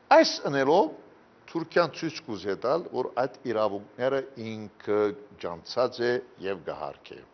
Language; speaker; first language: Armenian; early bilingual, heritage; Armenian